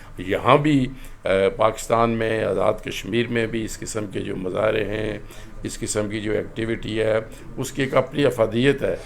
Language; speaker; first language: Urdu; non-native, local second language; Pahari-Potwari